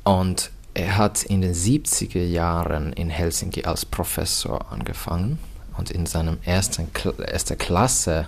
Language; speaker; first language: German; non-native, learner; Finnish